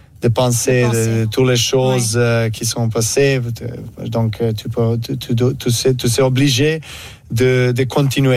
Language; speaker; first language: French; non-native, learner; Serbian